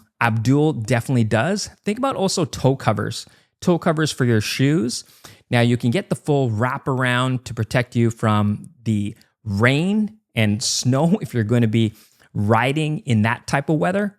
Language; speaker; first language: English; native; English